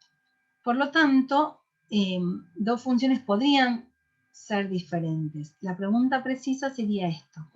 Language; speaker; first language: Spanish; native; Spanish